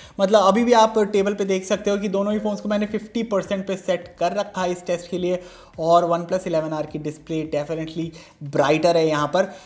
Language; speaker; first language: Hindi; native; Hindi